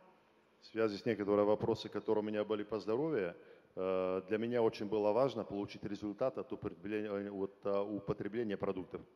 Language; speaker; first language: Russian; non-native, fluent; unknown